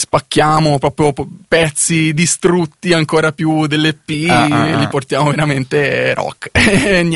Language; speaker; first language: Italian; native; Italian